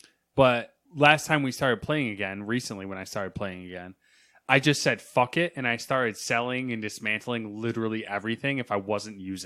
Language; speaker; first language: English; native; English